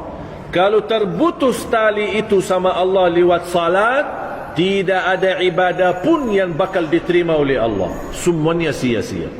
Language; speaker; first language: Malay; non-native, fluent; Arabic